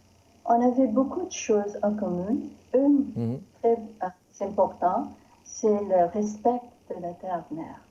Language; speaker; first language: French; non-native, learner; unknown